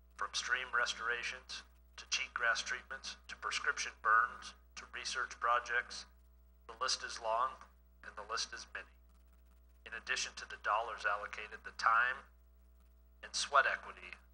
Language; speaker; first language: English; native; English